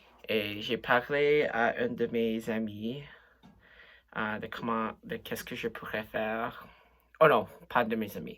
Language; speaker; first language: French; non-native, local second language; English